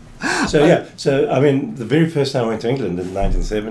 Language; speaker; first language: English; native; English